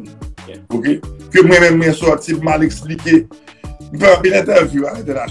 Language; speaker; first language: French; non-native, local second language; Haitian Creole